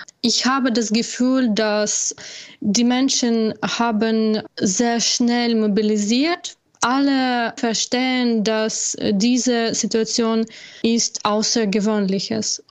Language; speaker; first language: German; non-native, learner; Ukrainian